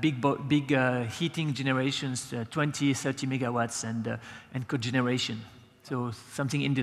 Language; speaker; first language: English; non-native, fluent; French